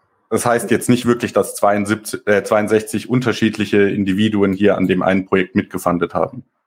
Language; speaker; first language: German; native; German